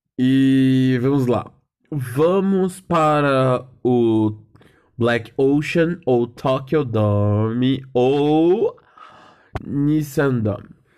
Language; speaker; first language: Portuguese; native; Portuguese